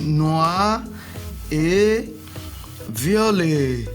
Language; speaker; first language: French; non-native, learner; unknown